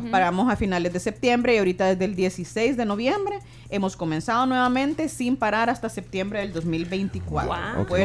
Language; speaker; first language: Spanish; native; Spanish